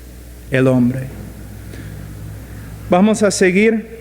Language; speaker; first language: Spanish; non-native, fluent; English